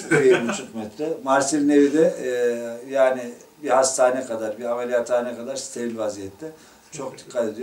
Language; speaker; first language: Turkish; native; Turkish